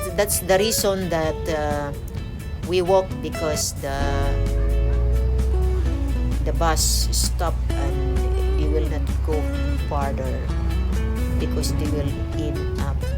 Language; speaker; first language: English; non-native, local second language; Cebuano